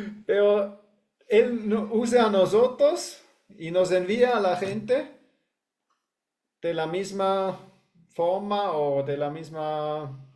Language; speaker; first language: Spanish; non-native, fluent; English